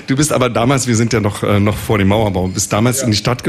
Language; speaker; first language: German; native; German